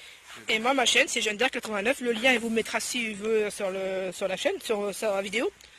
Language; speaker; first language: French; native; French